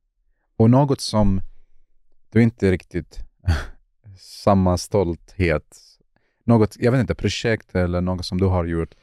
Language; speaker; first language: Swedish; non-native, fluent; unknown